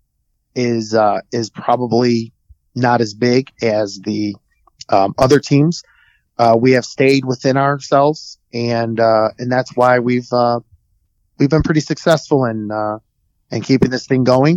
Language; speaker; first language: English; native; English